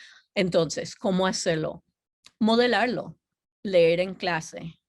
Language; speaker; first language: Spanish; non-native, fluent; English